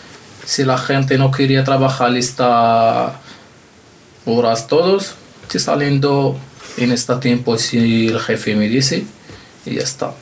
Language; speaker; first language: Spanish; non-native, learner; Arabic